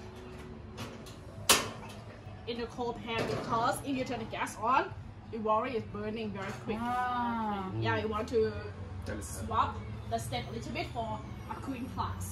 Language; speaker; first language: English; non-native, fluent; Thai